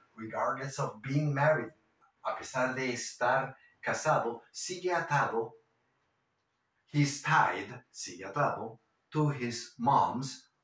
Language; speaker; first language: English; non-native, fluent; Spanish